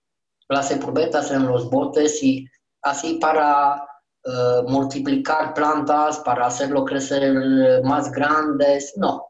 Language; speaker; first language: Spanish; non-native, learner; Romanian